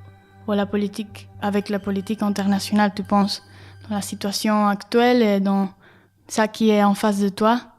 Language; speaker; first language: French; non-native, fluent; Spanish